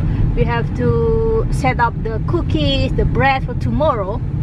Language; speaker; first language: English; non-native, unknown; Indonesian